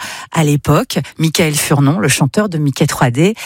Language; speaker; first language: French; native; French